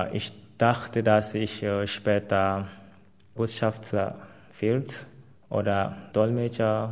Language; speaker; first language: German; non-native, fluent; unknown